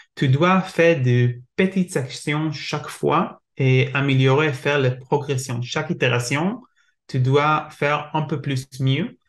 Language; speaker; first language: French; non-native, learner; Hebrew